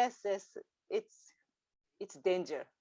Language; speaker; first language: English; non-native, learner; Japanese